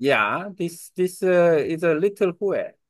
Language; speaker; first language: English; non-native, learner; Korean